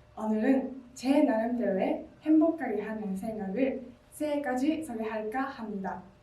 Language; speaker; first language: Korean; non-native, learner; Japanese